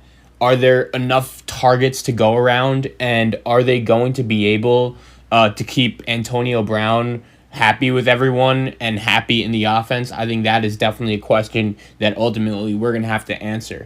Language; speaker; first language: English; native; English